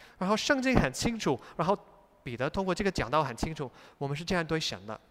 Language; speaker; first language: Chinese; non-native, fluent; English